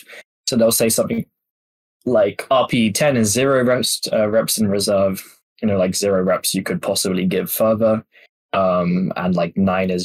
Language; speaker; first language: English; native; English